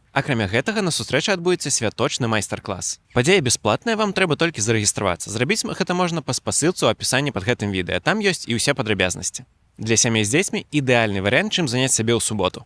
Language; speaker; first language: Belarusian; native; Belarusian